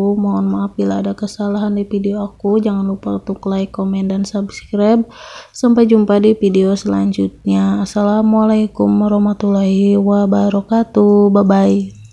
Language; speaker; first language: Indonesian; non-native, local second language; Sundanese